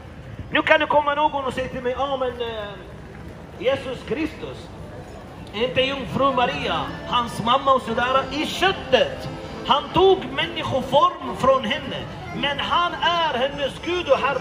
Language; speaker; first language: Swedish; non-native, fluent; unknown